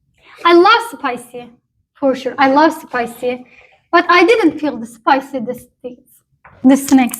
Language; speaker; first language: English; non-native, learner; Turkish